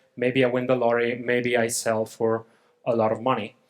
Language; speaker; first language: English; non-native, fluent; Catalan